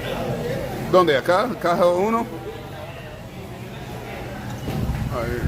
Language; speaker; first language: Spanish; non-native, learner; English